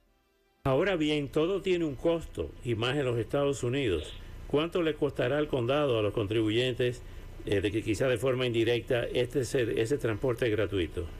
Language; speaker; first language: Spanish; native; Spanish